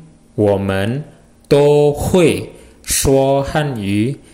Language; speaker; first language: Chinese; non-native, fluent; Indonesian